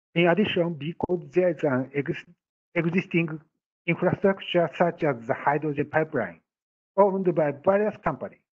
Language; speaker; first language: English; non-native, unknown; Japanese